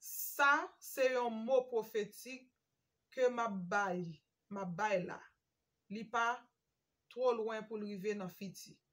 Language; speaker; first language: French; non-native, learner; Haitian Creole